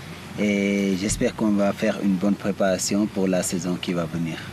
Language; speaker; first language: French; early bilingual, heritage; Italian